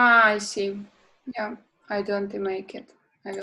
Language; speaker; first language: English; non-native, learner; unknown